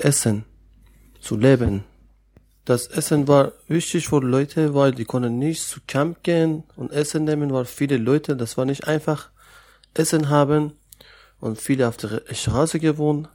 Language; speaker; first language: German; non-native, learner; Persian